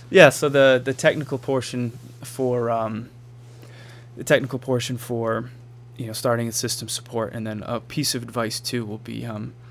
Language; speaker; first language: English; native; English